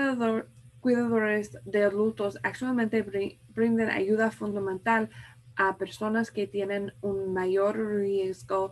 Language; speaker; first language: Spanish; non-native, fluent; English